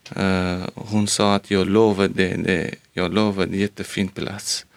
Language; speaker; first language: Swedish; non-native, learner; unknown